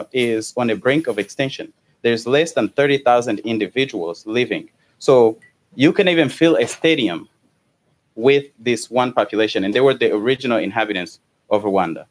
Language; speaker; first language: English; non-native, local second language; Kinyarwanda